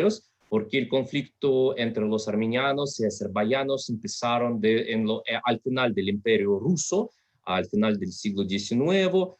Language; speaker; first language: Spanish; non-native, fluent; Russian